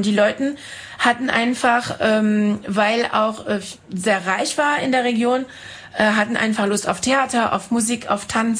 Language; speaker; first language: German; non-native, fluent; French